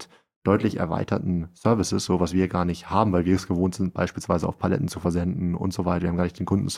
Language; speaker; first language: German; native; German